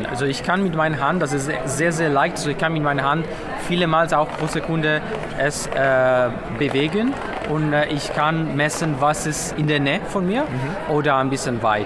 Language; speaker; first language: German; non-native, learner; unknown